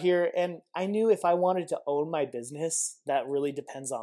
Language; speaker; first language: English; native; English